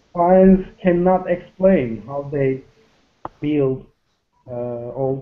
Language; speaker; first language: English; non-native, learner; Turkish